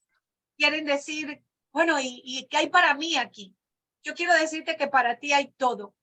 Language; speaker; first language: Spanish; native; Spanish